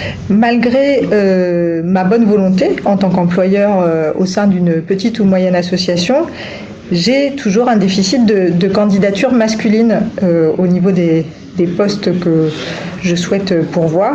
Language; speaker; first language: French; native; French